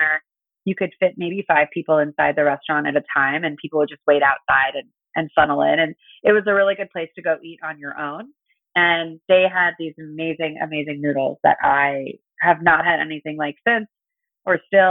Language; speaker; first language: English; native; English